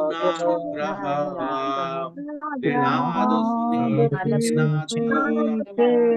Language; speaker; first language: Hindi; native; Hindi